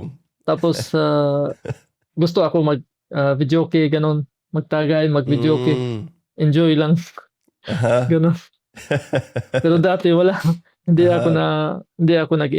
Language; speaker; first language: Filipino; non-native, fluent; Arabic